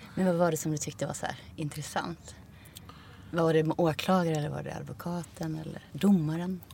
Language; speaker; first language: Swedish; early bilingual, other home language; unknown